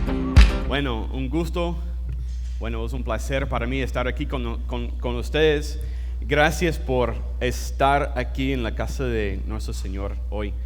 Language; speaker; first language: Spanish; non-native, fluent; English